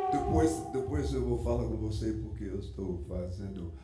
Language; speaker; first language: Portuguese; non-native, fluent; English